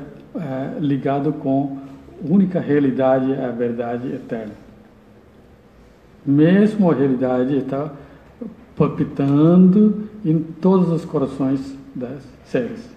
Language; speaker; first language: Portuguese; non-native, learner; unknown